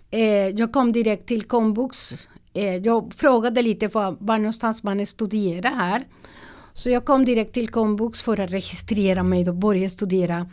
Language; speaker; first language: Swedish; non-native, learner; Spanish